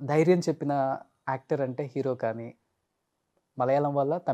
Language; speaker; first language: Telugu; native; Telugu